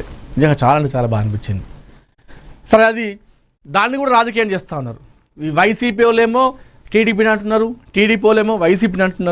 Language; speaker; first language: Telugu; native; Telugu